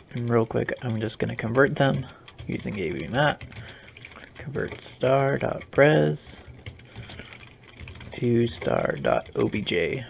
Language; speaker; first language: English; native; English